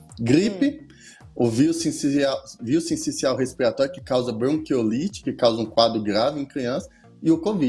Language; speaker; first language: Portuguese; native; Portuguese